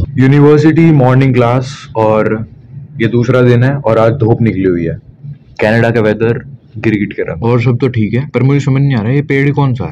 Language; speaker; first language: Hindi; native; Hindi